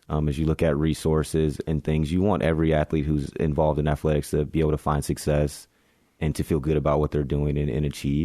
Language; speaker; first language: English; native; English